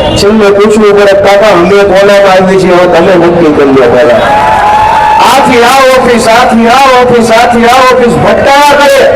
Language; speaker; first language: Gujarati; native; Gujarati